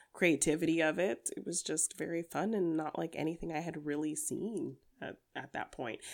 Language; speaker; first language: English; native; English